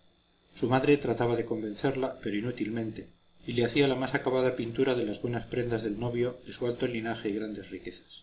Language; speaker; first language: Spanish; native; Spanish